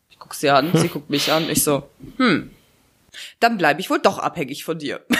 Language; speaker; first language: German; early bilingual, other home language; Russian